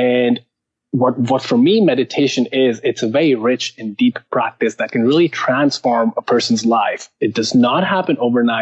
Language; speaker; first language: English; non-native, local second language; Hindi